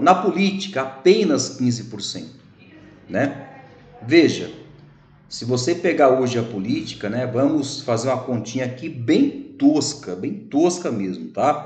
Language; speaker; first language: Portuguese; native; Portuguese